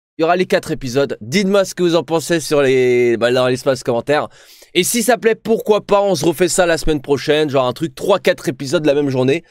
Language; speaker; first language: French; native; French